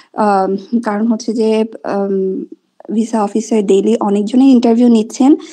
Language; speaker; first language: Bangla; non-native, local second language; Marma